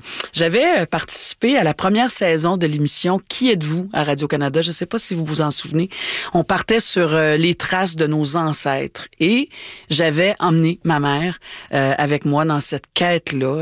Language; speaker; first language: French; native; French